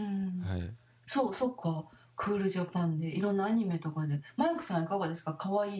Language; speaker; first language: Japanese; native; Japanese